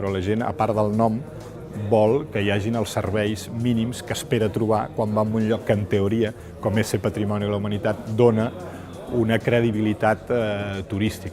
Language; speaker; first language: Catalan; native; Catalan